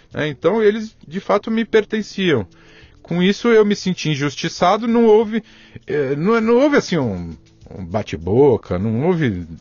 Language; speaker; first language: Portuguese; native; Portuguese